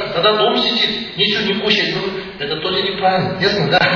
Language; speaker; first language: Russian; non-native, learner; Tibetan